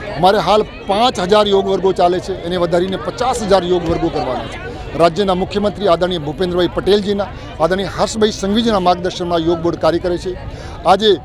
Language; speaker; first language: Gujarati; non-native, local second language; Hindi